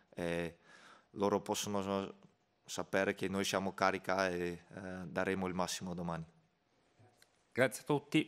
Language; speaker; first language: Italian; non-native, fluent; Dutch